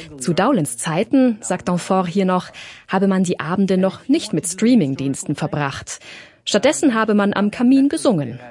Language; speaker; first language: German; native; German